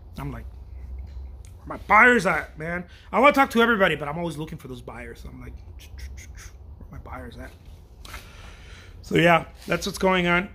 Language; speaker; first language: English; non-native, fluent; Spanish